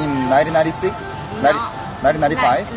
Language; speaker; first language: English; non-native, learner; Korean